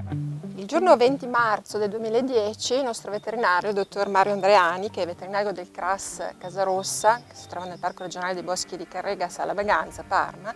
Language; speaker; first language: Italian; native; Italian